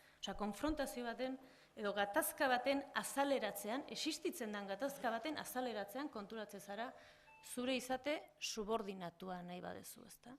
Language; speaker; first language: Basque; native; Basque